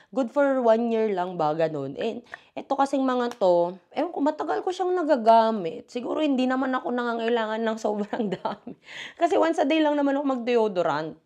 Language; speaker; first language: Filipino; native; Filipino